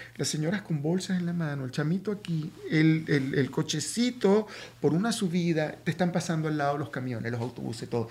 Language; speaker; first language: Spanish; native; Spanish